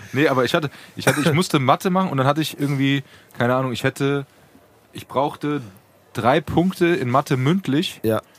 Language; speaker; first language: German; native; German